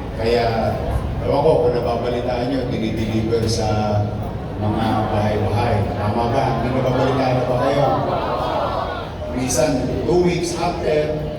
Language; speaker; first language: Filipino; native; Filipino